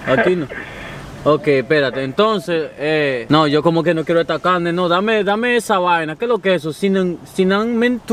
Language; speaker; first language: Spanish; early bilingual, heritage; Spanish